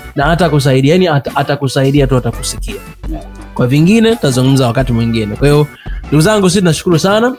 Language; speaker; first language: Swahili; native; Swahili